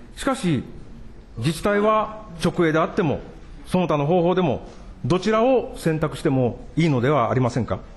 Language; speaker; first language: Japanese; native; Japanese